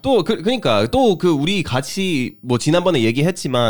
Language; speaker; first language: Korean; early bilingual, heritage; Korean